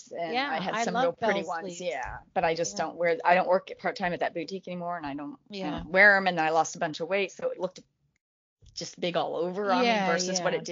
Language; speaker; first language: English; native; English